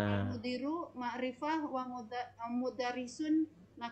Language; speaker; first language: Arabic; non-native, learner; Indonesian